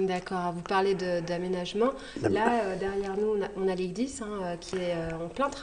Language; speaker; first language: French; native; French